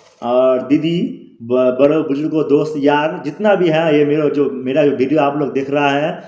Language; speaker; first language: Hindi; non-native, local second language; Bangla